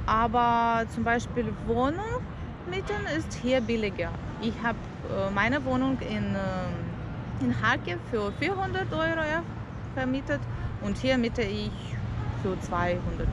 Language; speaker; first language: German; non-native, learner; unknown